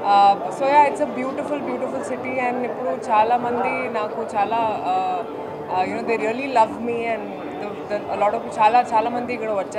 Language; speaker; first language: Telugu; non-native, fluent; Hindi